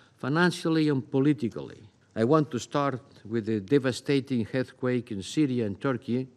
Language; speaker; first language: English; non-native, fluent; Spanish